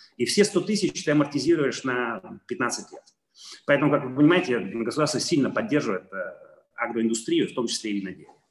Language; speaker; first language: Russian; non-native, fluent; Italian